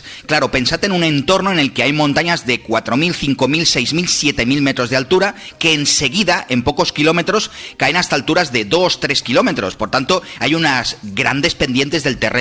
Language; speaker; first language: Spanish; native; Spanish